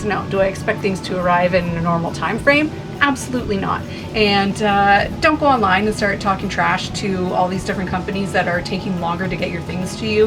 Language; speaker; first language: English; native; English